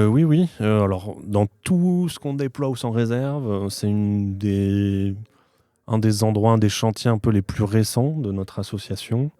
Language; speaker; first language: French; native; French